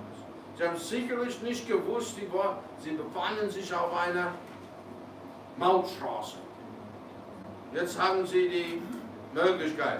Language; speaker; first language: German; non-native, fluent; English